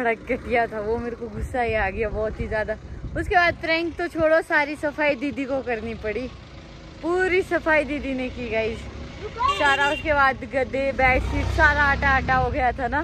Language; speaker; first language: Hindi; native; Hindi